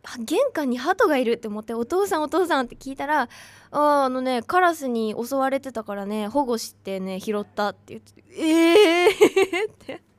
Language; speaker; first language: Japanese; native; Japanese